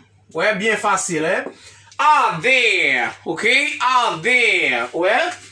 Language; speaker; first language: English; non-native, fluent; Haitian Creole